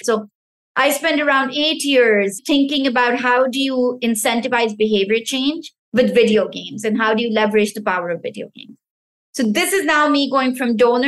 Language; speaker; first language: English; non-native, local second language; Pashto